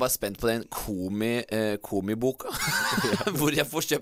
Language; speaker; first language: Norwegian; native; Norwegian